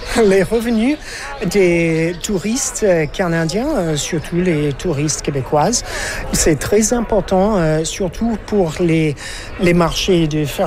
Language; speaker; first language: French; non-native, fluent; English